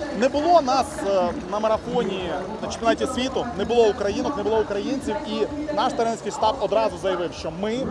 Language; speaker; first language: Ukrainian; native; Ukrainian